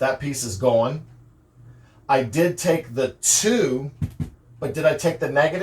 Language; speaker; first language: English; native; English